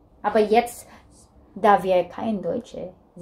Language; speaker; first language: German; non-native, learner; Filipino